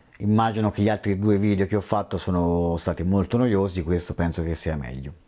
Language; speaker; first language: Italian; native; Italian